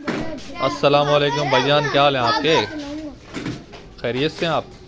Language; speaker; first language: Urdu; native; Urdu